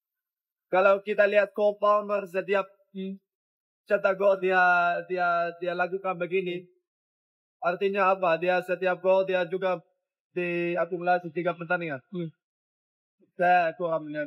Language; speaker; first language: Indonesian; non-native, fluent; Dutch